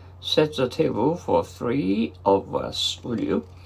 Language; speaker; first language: English; non-native, fluent; Japanese